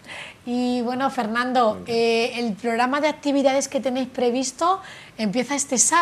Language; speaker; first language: Spanish; native; Spanish